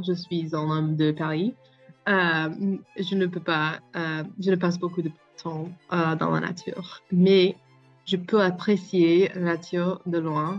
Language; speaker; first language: French; non-native, learner; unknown